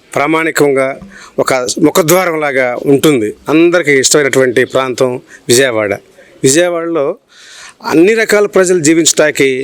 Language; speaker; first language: Telugu; native; Telugu